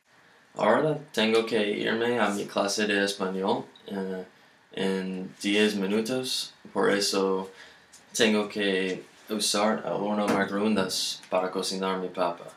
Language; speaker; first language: Spanish; non-native, learner; English